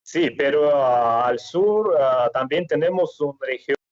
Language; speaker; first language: Spanish; non-native, fluent; Russian